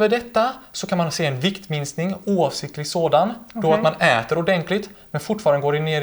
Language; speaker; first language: Swedish; native; Swedish